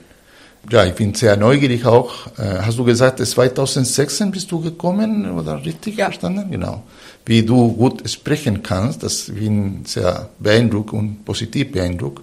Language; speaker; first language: German; non-native, fluent; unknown